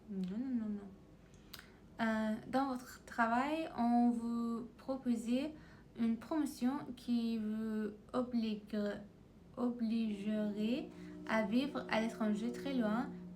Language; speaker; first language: French; non-native, learner; Persian